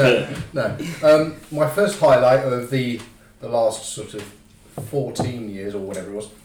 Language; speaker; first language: English; native; English